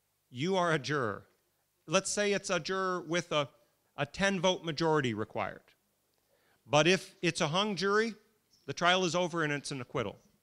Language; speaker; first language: English; native; English